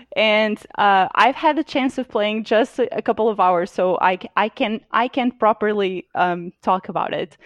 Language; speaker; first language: English; non-native, fluent; Portuguese